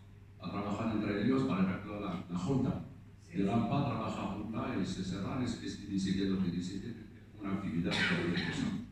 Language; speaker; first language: Spanish; non-native, fluent; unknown